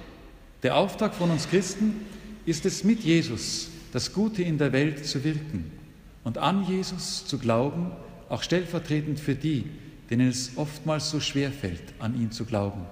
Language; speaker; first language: German; native; German